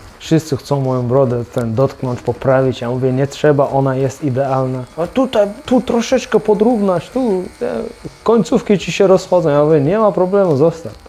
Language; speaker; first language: Polish; non-native, fluent; Chechen